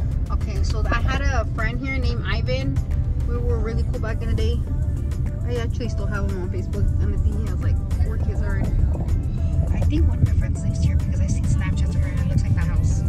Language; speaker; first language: English; early bilingual, other home language; Spanish